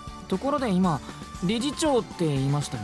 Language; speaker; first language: Japanese; native; Japanese